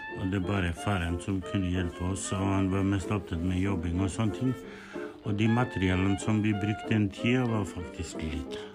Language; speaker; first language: Norwegian; non-native, learner; Kurdish